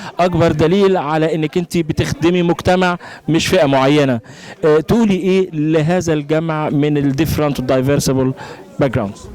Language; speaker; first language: Arabic; native; Arabic